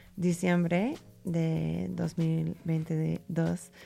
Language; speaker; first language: Spanish; non-native, fluent; English